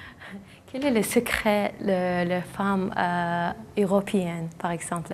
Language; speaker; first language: French; non-native, learner; Mongolian